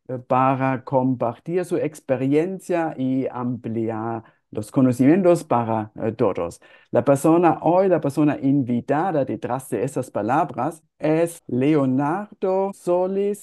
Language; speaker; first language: Spanish; non-native, fluent; German